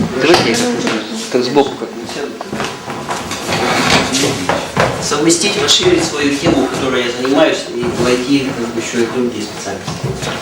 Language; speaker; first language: Russian; native; Russian